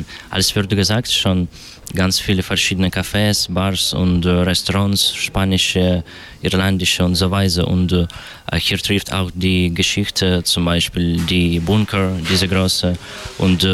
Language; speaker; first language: German; non-native, learner; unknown